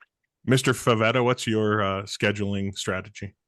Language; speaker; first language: English; native; English